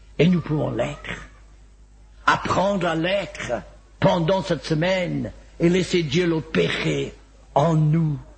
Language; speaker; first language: French; non-native, fluent; Welsh